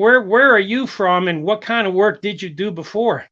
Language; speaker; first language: English; native; English